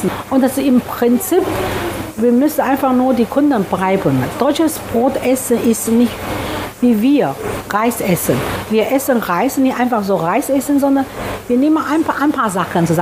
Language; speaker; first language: German; non-native, fluent; Chinese